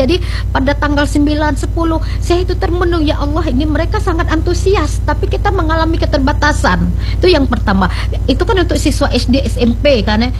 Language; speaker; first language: Indonesian; native; Indonesian